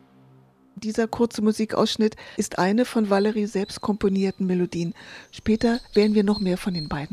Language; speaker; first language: German; native; German